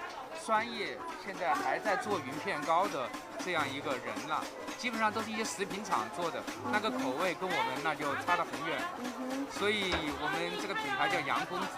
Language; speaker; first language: Chinese; native; Chinese